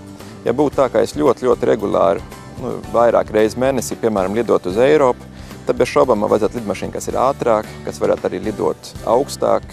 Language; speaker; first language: Latvian; native; Latvian